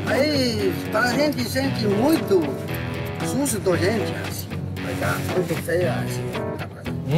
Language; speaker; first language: Portuguese; non-native, learner; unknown